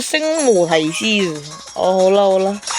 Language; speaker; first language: Chinese; early bilingual, heritage; Cantonese